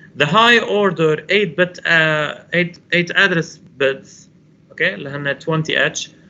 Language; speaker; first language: English; non-native, local second language; Arabic